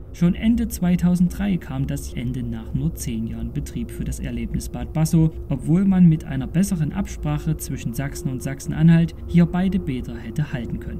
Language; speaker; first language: German; native; German